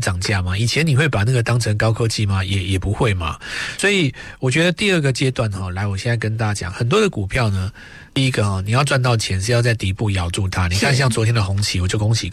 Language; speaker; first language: Chinese; native; Chinese